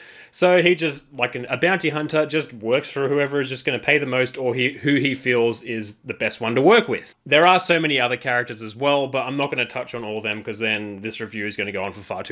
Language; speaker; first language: English; native; English